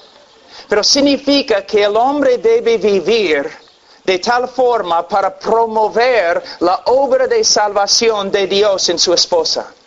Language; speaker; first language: Spanish; non-native, fluent; English